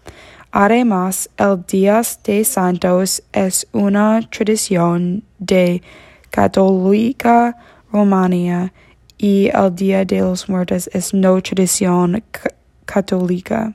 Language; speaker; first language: Spanish; non-native, learner; English